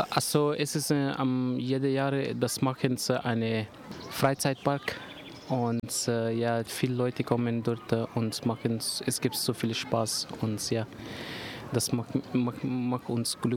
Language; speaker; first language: German; non-native, learner; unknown